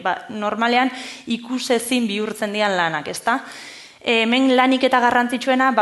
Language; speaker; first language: Basque; native; Basque